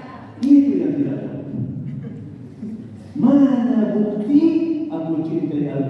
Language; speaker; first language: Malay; non-native, fluent; Arabic